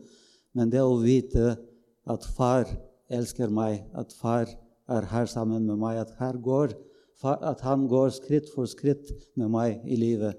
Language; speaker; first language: Norwegian; non-native, fluent; Bulgarian